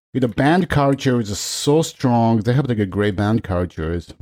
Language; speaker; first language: English; non-native, fluent; Japanese